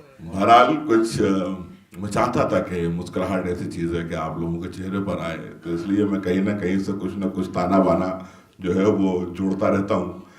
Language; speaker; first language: Urdu; native; Urdu